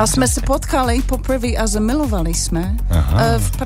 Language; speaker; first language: Czech; non-native, fluent; English